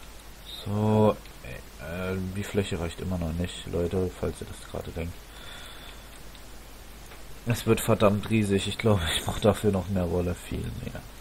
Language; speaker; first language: German; native; German